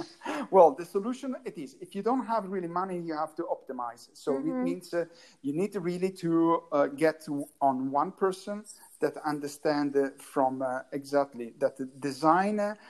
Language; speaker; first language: English; non-native, learner; Italian